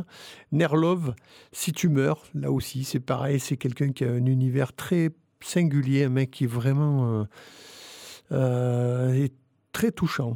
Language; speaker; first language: French; native; French